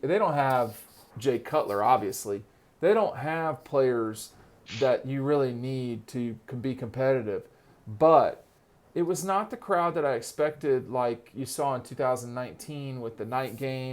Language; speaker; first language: English; native; English